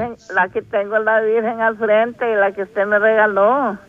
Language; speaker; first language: Spanish; native; Spanish